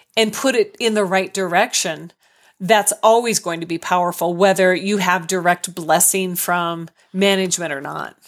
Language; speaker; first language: English; native; English